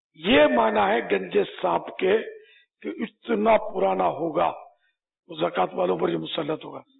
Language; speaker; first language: Urdu; native; Urdu